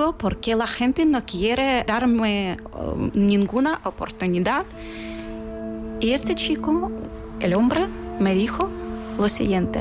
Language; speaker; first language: Spanish; non-native, fluent; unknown